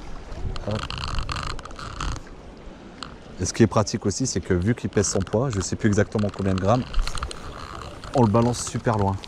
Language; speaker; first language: French; native; French